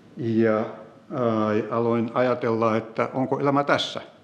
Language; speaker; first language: Finnish; native; Finnish